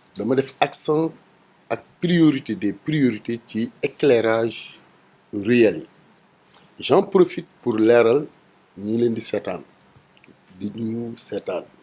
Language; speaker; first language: Wolof; native; Wolof